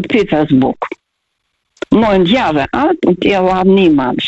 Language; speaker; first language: German; non-native, fluent; Russian